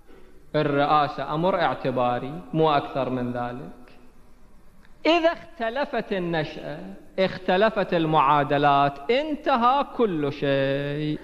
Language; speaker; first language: Arabic; native; Arabic